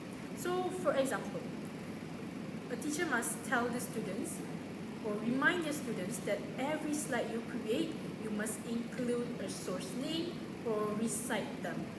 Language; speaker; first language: English; non-native, local second language; Malay